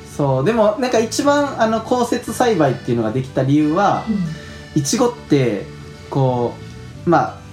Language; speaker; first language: Japanese; native; Japanese